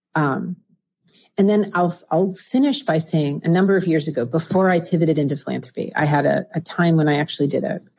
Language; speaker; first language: English; native; English